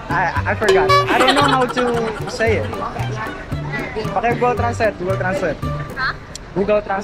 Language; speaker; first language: English; non-native, learner; Indonesian